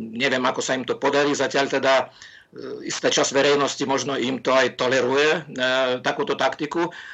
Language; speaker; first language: Slovak; non-native, fluent; Russian